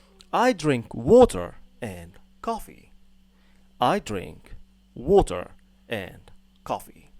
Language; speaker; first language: English; non-native, fluent; Arabic